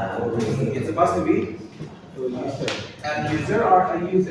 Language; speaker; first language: English; non-native, fluent; Indonesian